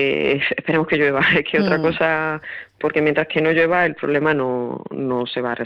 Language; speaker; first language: Spanish; native; Spanish